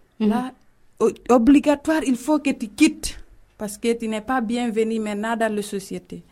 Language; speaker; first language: French; non-native, local second language; Fula